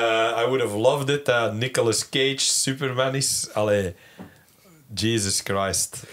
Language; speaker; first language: English; native; English